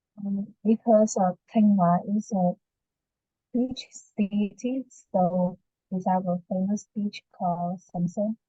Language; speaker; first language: English; non-native, learner; Vietnamese